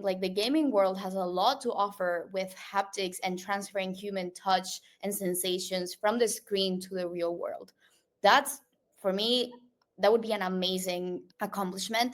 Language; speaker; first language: English; non-native, local second language; Spanish